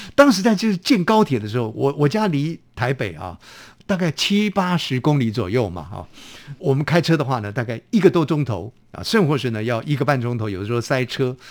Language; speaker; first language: Chinese; native; Chinese